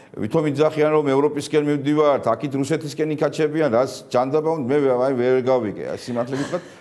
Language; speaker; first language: Georgian; native; Georgian